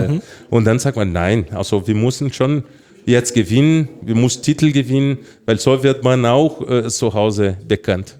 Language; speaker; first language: German; non-native, fluent; Portuguese